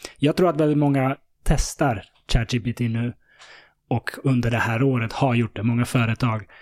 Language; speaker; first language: Swedish; early bilingual, other home language; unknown